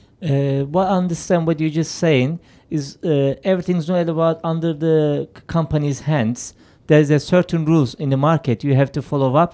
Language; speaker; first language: English; non-native, fluent; Turkish